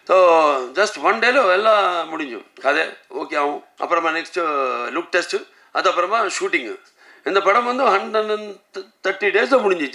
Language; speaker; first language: Tamil; non-native, local second language; Telugu